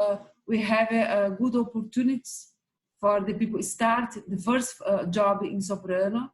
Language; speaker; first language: English; non-native, learner; Portuguese